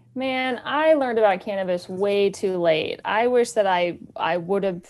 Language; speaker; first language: English; native; English